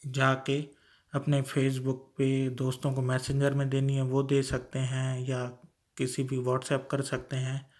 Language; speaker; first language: Urdu; non-native, local second language; Sindhi